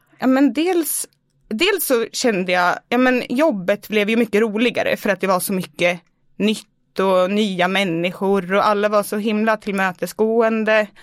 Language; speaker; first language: Swedish; native; Swedish